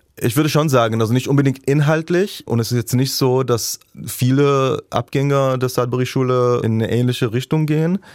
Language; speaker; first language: German; non-native, fluent; Hebrew